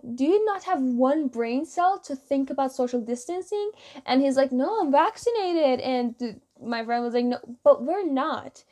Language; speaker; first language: English; non-native, fluent; Persian